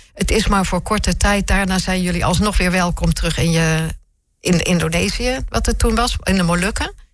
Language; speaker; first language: Dutch; native; Dutch